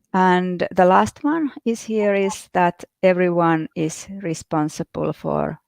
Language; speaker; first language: English; non-native, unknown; Finnish